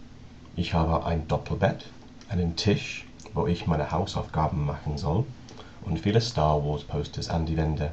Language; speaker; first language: German; non-native, learner; English